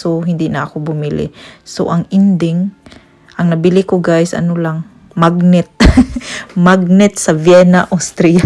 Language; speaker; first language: Filipino; non-native, local second language; Cebuano